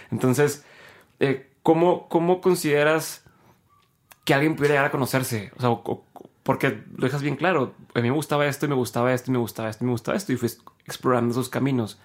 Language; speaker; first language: Spanish; native; Spanish